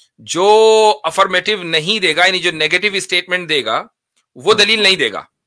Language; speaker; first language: Hindi; native; Hindi